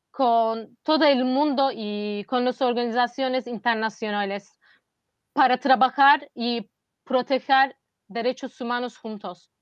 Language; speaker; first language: Spanish; non-native, fluent; Turkish